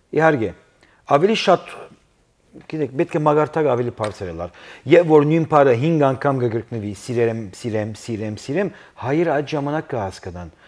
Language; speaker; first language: Armenian; early bilingual, heritage; Armenian